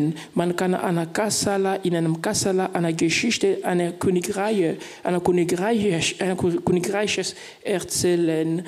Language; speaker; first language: German; non-native, fluent; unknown